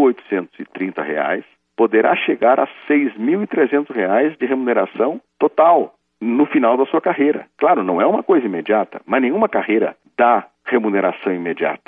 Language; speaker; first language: Portuguese; native; Portuguese